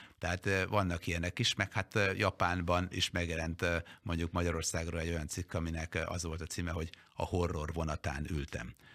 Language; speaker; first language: Hungarian; native; Hungarian